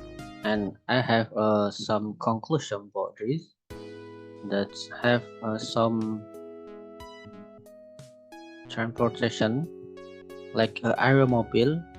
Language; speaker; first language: English; non-native, learner; Indonesian